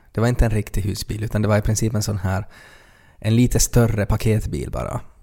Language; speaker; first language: Swedish; native; Swedish